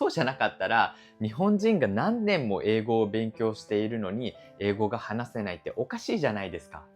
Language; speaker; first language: Japanese; native; Japanese